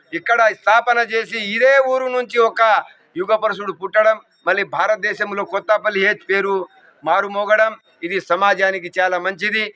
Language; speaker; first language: Telugu; non-native, local second language; Lambadi